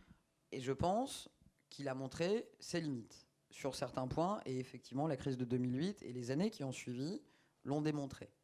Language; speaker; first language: French; native; French